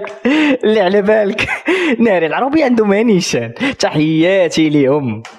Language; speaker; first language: Arabic; native; Arabic